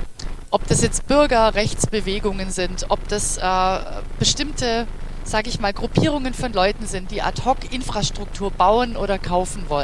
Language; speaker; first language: German; native; German